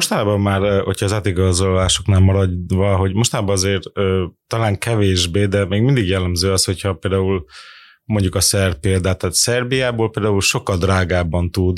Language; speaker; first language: Hungarian; native; Hungarian